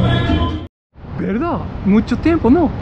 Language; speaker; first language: Spanish; non-native, learner; Japanese